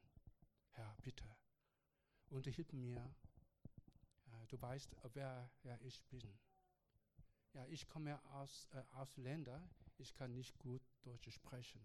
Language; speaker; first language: German; non-native, learner; Korean